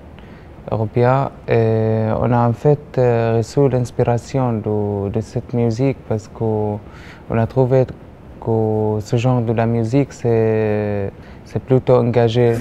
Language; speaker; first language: French; non-native, learner; Arabic